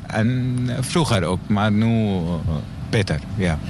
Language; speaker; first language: Dutch; non-native, learner; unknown